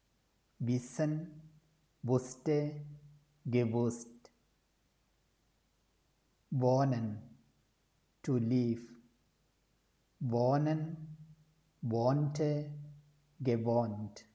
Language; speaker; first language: German; non-native, fluent; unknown